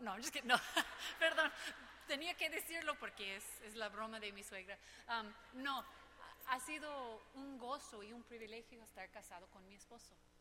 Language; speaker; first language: Spanish; non-native, fluent; English